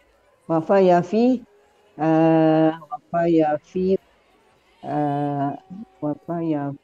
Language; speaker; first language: Arabic; non-native, learner; Malay